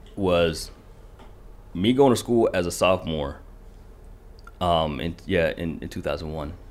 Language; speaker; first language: English; early bilingual, other home language; Kinyarwanda